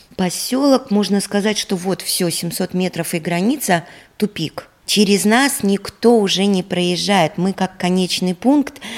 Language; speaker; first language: Russian; native; Russian